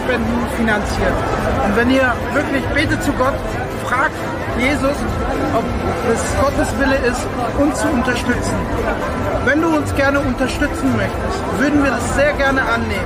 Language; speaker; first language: German; non-native, fluent; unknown